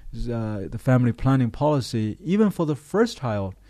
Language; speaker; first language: English; non-native, fluent; Chinese